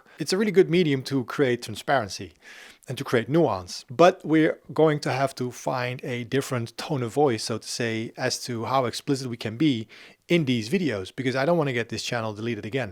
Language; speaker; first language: English; non-native, fluent; Dutch